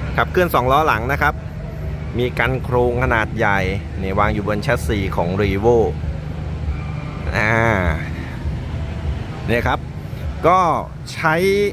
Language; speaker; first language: Thai; native; Thai